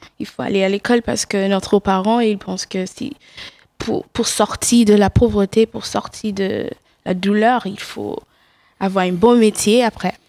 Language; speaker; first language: French; non-native, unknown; English